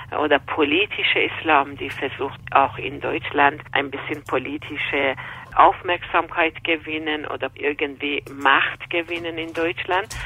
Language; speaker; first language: German; non-native, fluent; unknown